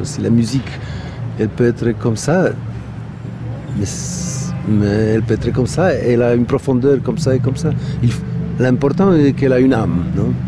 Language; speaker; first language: French; non-native, fluent; Polish